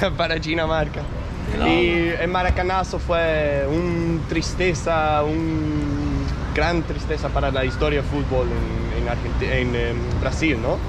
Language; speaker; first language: Portuguese; non-native, learner; Danish